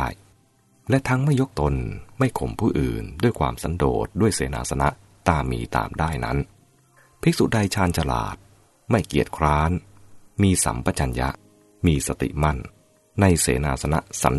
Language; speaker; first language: Thai; native; Thai